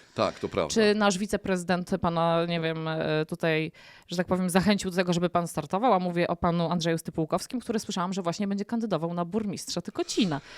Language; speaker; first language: Polish; native; Polish